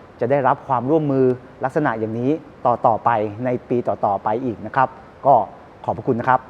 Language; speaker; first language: Thai; native; Thai